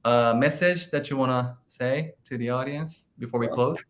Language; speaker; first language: English; non-native, fluent; Japanese